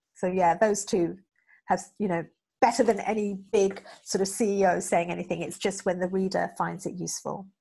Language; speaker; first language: English; native; English